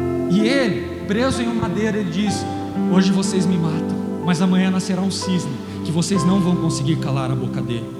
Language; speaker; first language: Portuguese; native; Portuguese